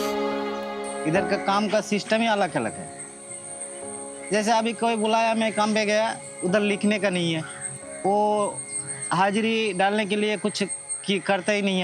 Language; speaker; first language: Hindi; non-native, local second language; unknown